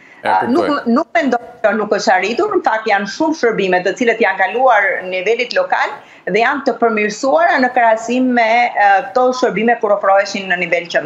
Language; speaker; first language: Albanian; native; Albanian